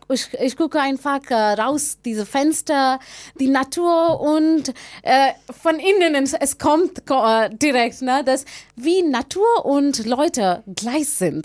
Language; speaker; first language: German; non-native, learner; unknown